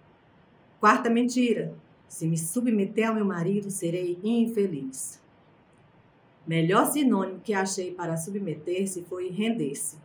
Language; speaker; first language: Portuguese; native; Portuguese